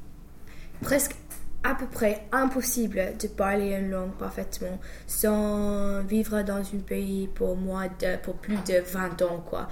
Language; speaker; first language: French; non-native, fluent; English